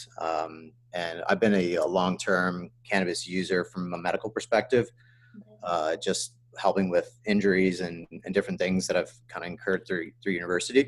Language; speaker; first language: English; native; English